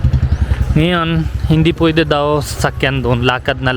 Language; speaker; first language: Filipino; non-native, learner; Punjabi